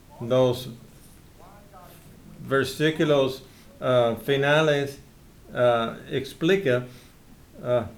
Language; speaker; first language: Spanish; non-native, learner; English